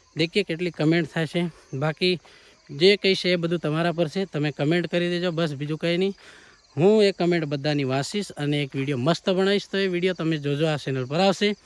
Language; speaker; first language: Gujarati; non-native, local second language; Bhili